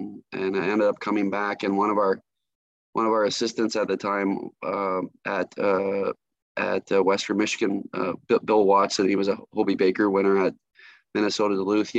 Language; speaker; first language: English; native; English